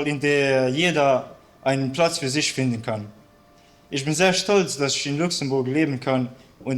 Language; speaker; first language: German; early bilingual, other home language; Bosnian